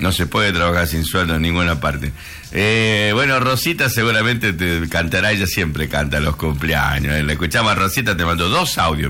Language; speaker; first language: Spanish; native; Spanish